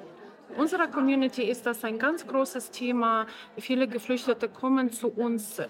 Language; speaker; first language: German; non-native, fluent; Ukrainian